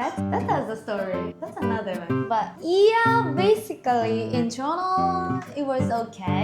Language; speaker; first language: English; non-native, fluent; Japanese